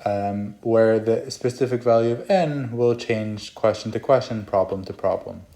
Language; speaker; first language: English; native; English